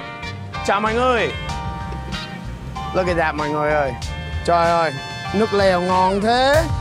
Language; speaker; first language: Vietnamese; non-native, fluent; English